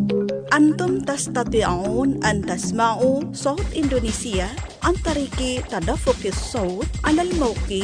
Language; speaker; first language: Arabic; non-native, fluent; Indonesian